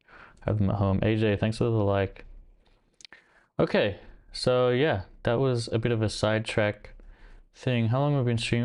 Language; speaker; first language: English; native; English